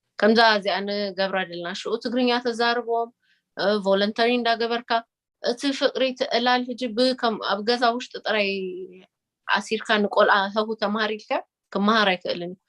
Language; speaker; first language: Tigrinya; early bilingual, heritage; Tigrinya